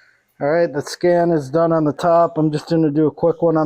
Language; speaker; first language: English; native; English